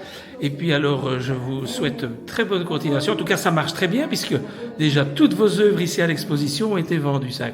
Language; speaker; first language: French; native; French